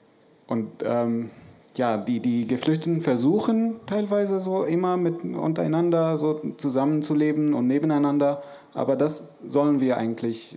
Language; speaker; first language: German; non-native, fluent; Arabic